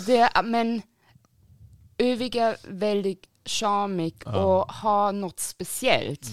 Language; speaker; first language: Swedish; non-native, fluent; German